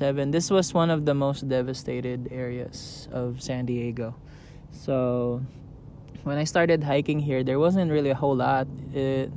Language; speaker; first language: English; non-native, local second language; Filipino